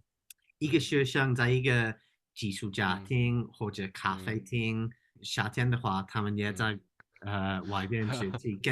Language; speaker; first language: Chinese; non-native, fluent; English